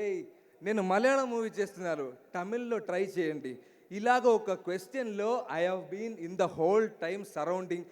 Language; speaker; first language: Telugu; non-native, learner; Malayalam